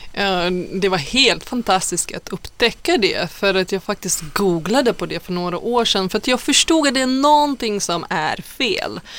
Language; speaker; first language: Swedish; non-native, fluent; Lithuanian